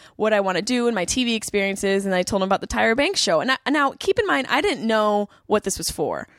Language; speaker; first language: English; native; English